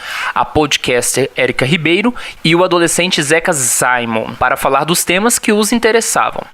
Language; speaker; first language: Portuguese; native; Portuguese